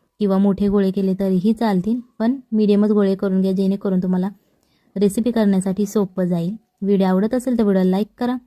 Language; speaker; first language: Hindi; non-native, local second language; Marathi